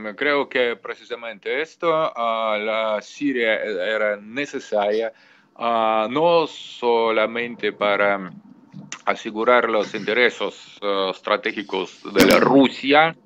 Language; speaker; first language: Spanish; non-native, fluent; Russian